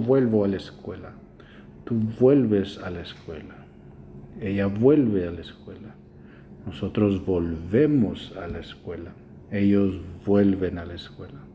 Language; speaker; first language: Spanish; non-native, fluent; English